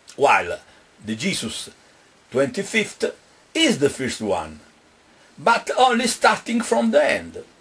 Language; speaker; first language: English; non-native, fluent; Italian